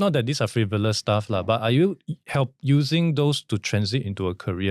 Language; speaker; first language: English; native; English